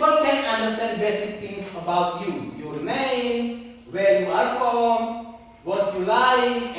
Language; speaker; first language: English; non-native, learner; Indonesian